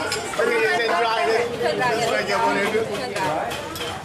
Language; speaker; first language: English; non-native, learner; Thai